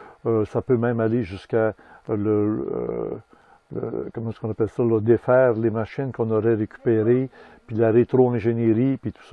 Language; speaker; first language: French; native; French